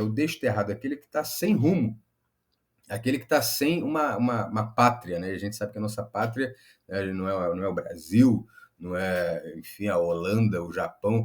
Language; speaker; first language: Portuguese; native; Portuguese